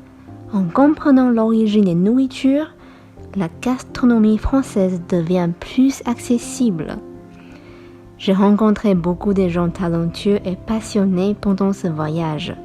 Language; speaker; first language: French; non-native, fluent; Chinese